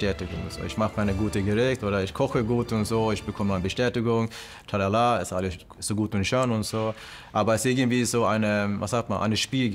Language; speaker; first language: German; non-native, learner; Swedish